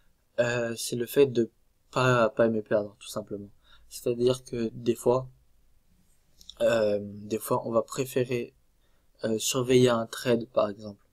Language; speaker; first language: French; native; French